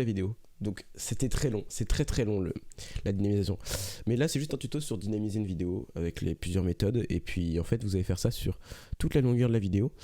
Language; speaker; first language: French; native; French